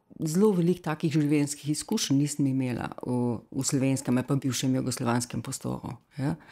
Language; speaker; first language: Slovenian; native; Slovenian